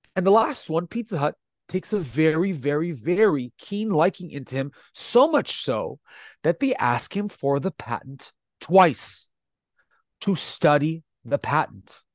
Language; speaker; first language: English; non-native, fluent; Italian